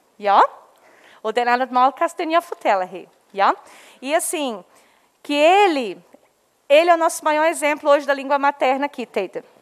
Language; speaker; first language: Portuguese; non-native, local second language; Low German